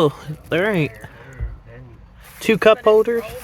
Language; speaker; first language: English; native; English